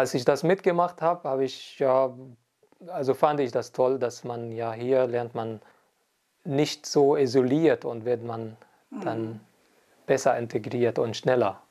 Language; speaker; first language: German; non-native, fluent; Arabic